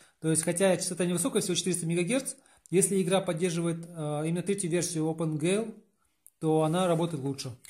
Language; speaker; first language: Russian; native; Russian